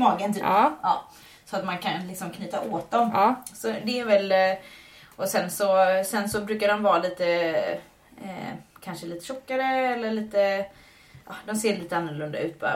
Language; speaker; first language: Swedish; native; Swedish